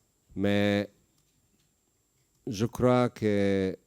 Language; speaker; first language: French; non-native, learner; Bosnian